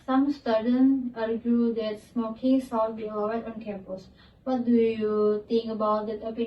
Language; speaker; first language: English; non-native, learner; Indonesian